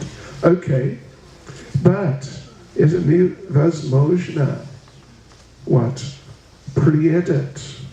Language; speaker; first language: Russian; non-native, learner; English